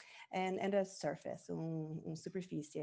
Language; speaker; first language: Portuguese; non-native, learner; English